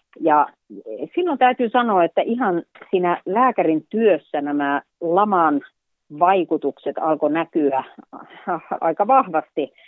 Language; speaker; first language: Finnish; native; Finnish